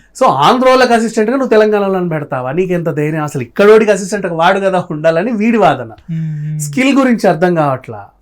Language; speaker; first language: Telugu; native; Telugu